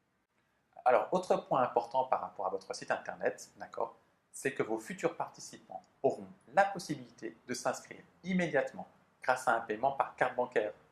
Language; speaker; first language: French; native; French